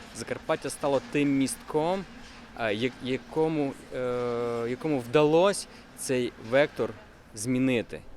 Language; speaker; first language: Ukrainian; native; Ukrainian